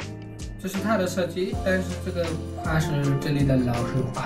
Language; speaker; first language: Chinese; non-native, learner; Nepali